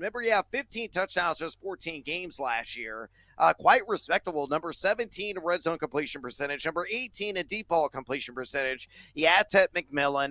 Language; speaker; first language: English; native; English